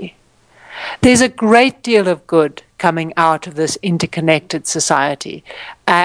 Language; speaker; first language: English; native; English